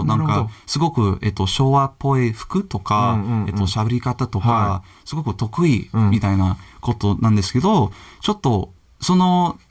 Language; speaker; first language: Japanese; non-native, learner; English